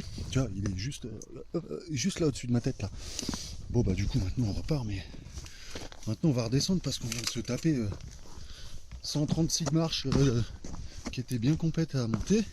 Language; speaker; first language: French; native; French